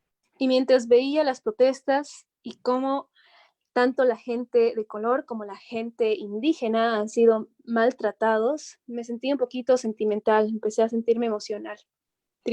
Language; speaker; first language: Spanish; native; Spanish